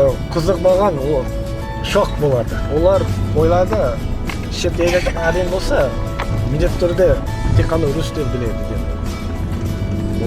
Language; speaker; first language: Kazakh; non-native, learner; English